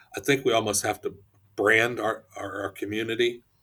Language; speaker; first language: English; native; English